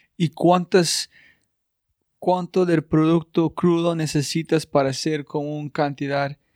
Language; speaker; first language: Spanish; non-native, fluent; English